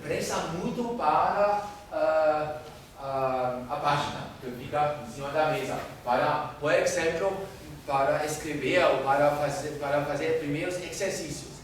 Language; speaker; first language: Portuguese; non-native, fluent; German